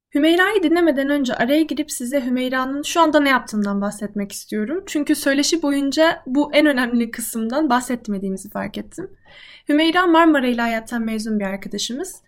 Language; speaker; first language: Turkish; native; Turkish